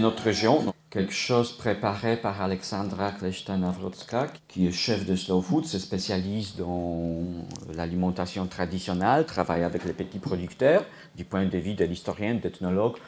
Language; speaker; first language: French; non-native, fluent; Polish